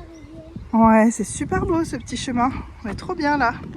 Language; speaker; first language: French; native; French